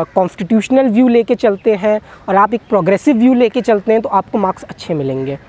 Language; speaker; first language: Hindi; native; Hindi